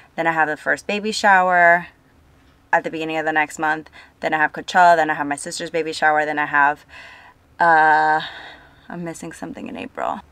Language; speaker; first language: English; non-native, fluent; Spanish